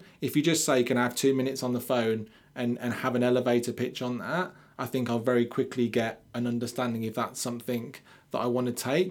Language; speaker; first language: English; native; English